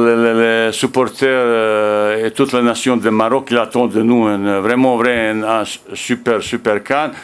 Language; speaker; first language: French; non-native, fluent; Bosnian